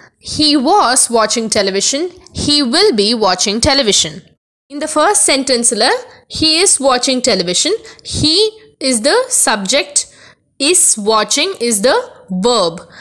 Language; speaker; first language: English; non-native, local second language; Tamil